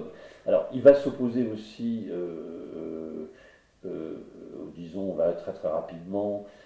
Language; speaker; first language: French; native; French